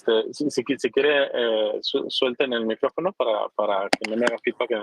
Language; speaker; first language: Spanish; native; Spanish